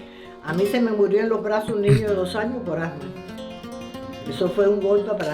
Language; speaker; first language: Spanish; native; Spanish